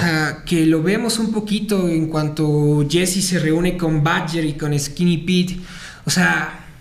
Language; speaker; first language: Spanish; native; Spanish